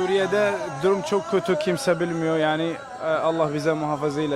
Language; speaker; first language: Turkish; non-native, learner; Arabic